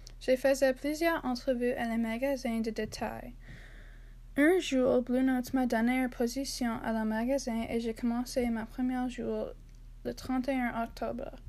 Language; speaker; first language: French; non-native, learner; English